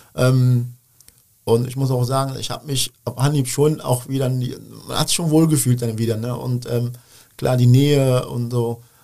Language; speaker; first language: German; early bilingual, other home language; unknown